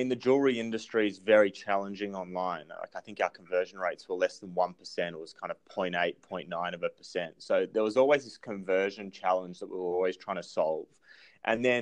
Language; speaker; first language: English; native; English